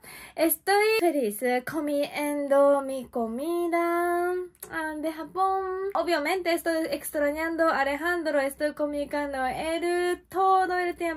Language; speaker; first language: Spanish; non-native, learner; Japanese